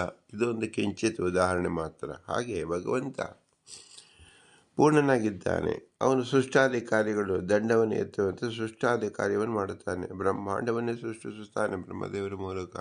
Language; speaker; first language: Kannada; native; Kannada